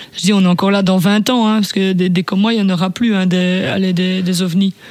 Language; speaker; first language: French; native; French